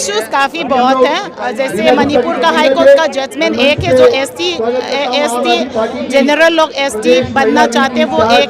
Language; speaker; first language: Hindi; non-native, local second language; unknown